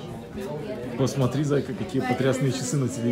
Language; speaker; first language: Russian; native; Russian